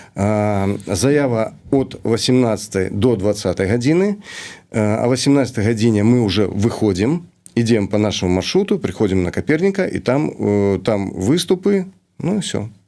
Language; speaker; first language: Belarusian; native; Belarusian